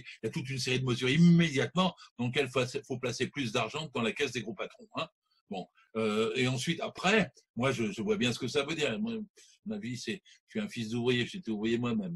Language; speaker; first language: French; native; French